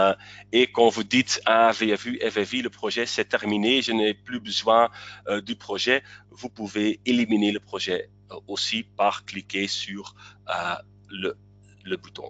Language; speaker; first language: French; non-native, local second language; Dutch